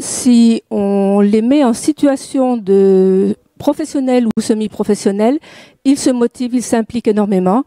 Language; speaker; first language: French; native; French